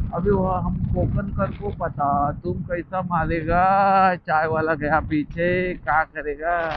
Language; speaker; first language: Hindi; non-native, local second language; Marathi